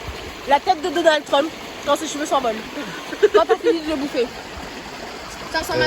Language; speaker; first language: French; native; French